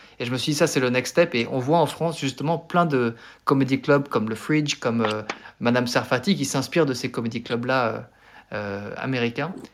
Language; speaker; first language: French; native; French